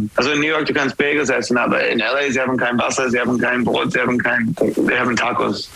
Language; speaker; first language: German; non-native, fluent; English